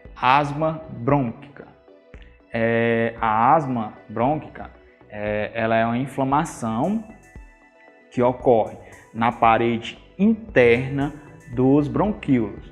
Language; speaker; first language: Portuguese; native; Portuguese